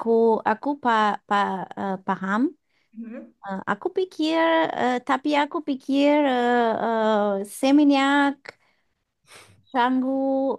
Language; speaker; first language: Indonesian; non-native, learner; English